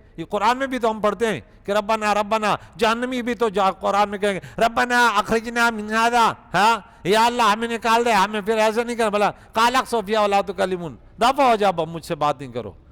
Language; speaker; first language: Urdu; non-native, local second language; Pashto